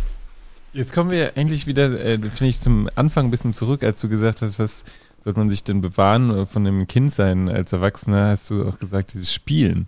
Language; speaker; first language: German; native; German